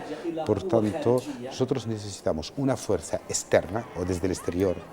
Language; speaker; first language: Spanish; non-native, fluent; Arabic